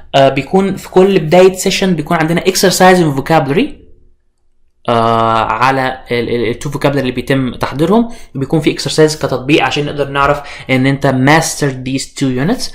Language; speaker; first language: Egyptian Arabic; native; Egyptian Arabic